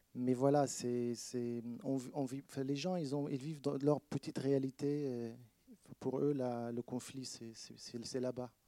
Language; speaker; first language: French; non-native, fluent; Arabic